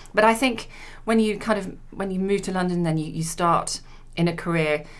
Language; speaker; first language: English; native; English